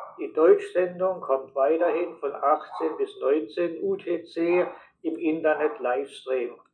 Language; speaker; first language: German; native; German